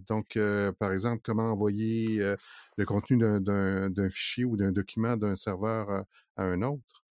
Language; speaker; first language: French; native; French